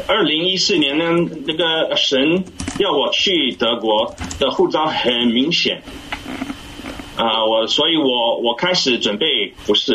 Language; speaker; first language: Chinese; early bilingual, heritage; English